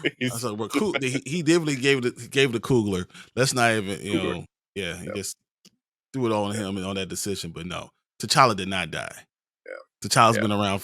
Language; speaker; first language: English; native; English